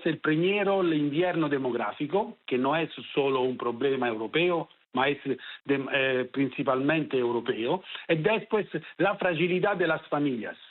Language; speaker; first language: Spanish; non-native, fluent; Italian